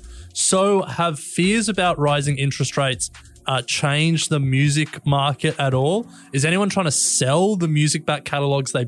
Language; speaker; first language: English; native; English